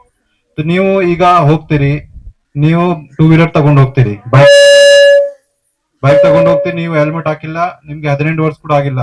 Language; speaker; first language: Kannada; non-native, fluent; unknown